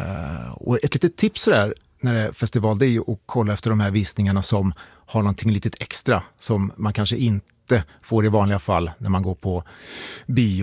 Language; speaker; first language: Swedish; native; Swedish